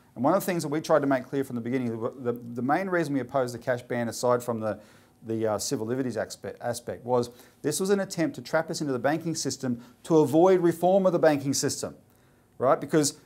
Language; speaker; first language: English; native; English